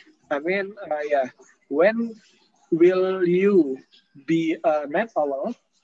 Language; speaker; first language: English; non-native, fluent; Indonesian